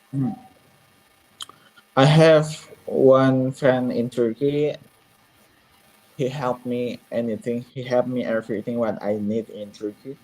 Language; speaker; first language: English; non-native, learner; Indonesian